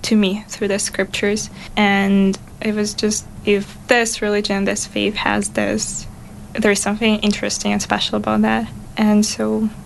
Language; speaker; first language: English; non-native, fluent; Russian